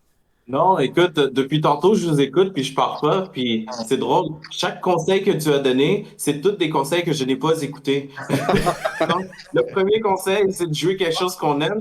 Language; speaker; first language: French; native; French